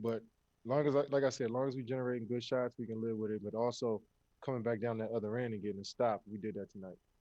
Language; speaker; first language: English; native; English